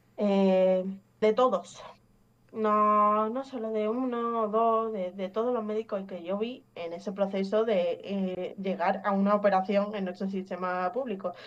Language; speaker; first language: Spanish; early bilingual, other home language; English